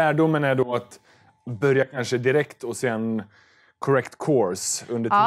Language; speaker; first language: Swedish; native; Swedish